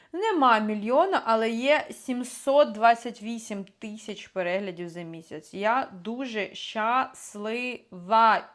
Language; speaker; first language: Ukrainian; non-native, local second language; Russian